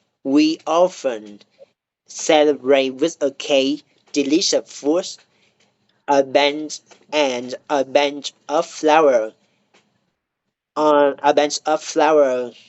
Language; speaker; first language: English; non-native, learner; Vietnamese